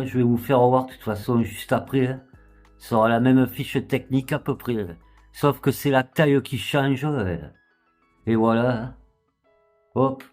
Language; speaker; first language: French; native; French